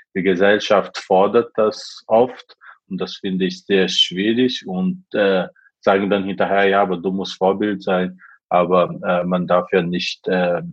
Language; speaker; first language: German; non-native, fluent; Portuguese